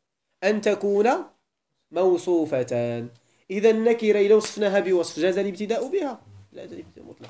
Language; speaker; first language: Arabic; native; Arabic